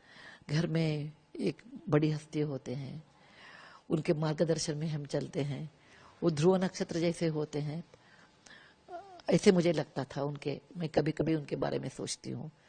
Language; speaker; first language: Hindi; non-native, local second language; Kannada